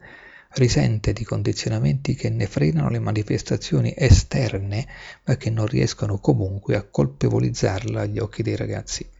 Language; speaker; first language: Italian; native; Italian